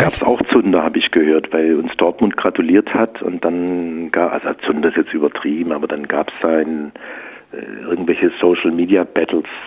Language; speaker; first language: German; native; German